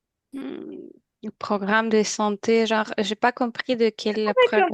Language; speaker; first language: French; non-native, learner; Ukrainian